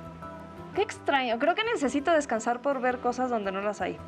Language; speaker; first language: Spanish; native; Spanish